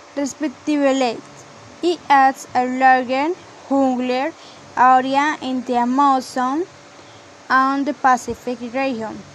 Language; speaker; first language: English; non-native, learner; Spanish